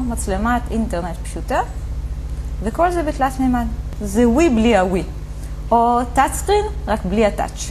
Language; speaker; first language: Hebrew; native; Hebrew